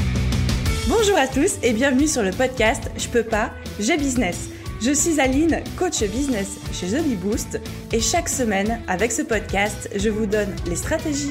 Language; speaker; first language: French; native; French